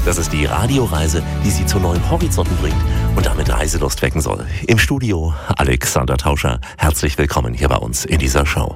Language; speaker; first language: German; native; German